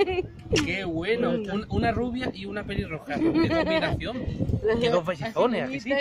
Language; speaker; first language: Spanish; native; Spanish